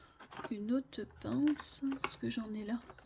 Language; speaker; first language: French; native; French